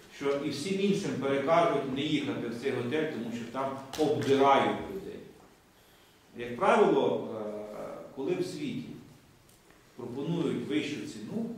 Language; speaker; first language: Ukrainian; native; Ukrainian